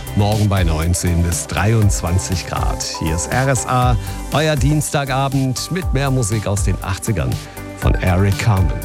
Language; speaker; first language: German; native; German